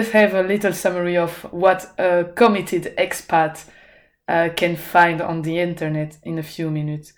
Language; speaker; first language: English; non-native, fluent; French